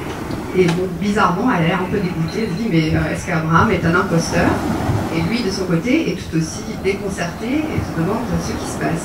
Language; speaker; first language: French; native; French